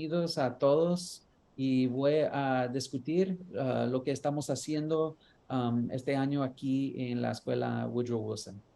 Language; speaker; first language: Spanish; non-native, learner; English